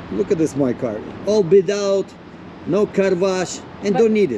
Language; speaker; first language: English; non-native, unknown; Russian